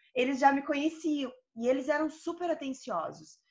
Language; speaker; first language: Portuguese; native; Portuguese